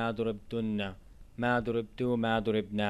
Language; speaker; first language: Arabic; non-native, fluent; English